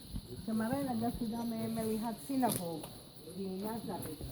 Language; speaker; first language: Indonesian; non-native, fluent; Hebrew